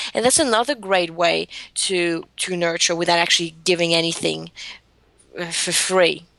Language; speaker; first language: English; non-native, fluent; Greek